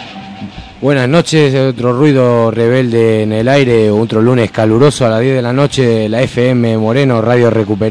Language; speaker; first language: Spanish; native; Spanish